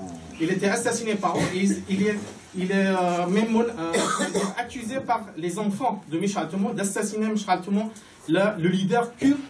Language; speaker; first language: French; non-native, fluent; Arabic